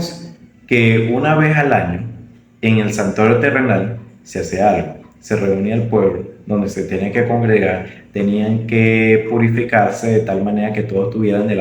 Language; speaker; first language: Spanish; native; Spanish